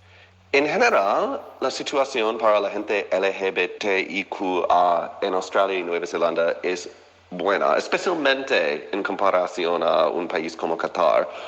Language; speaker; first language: Spanish; non-native, fluent; English